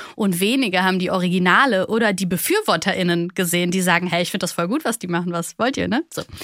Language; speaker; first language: German; early bilingual, other home language; Bulgarian